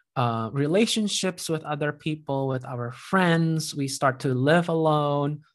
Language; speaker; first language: English; non-native, fluent; Indonesian